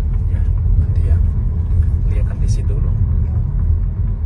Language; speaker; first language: Indonesian; non-native, learner; Chinese